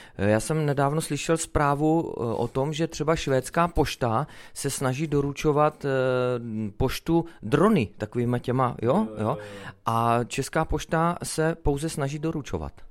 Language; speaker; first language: Czech; native; Czech